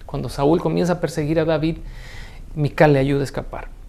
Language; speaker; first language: Spanish; native; Spanish